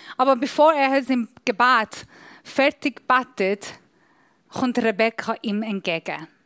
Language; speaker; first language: German; non-native, fluent; Persian